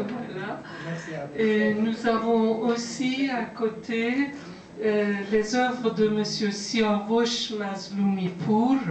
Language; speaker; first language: French; non-native, fluent; Persian